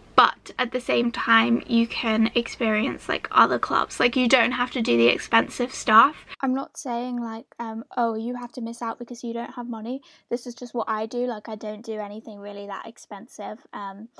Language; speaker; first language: English; native; English